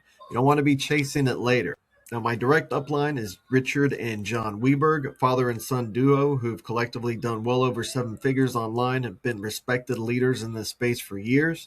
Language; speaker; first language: English; native; English